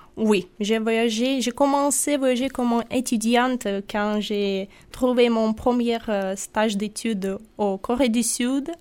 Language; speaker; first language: French; non-native, fluent; Russian